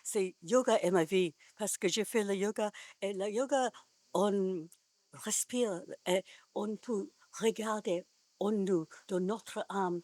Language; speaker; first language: French; non-native, learner; Japanese